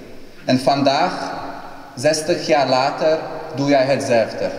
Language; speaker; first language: Dutch; non-native, fluent; Hungarian